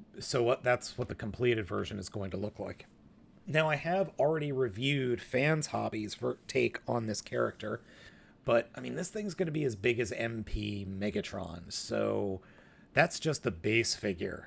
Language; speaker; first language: English; native; English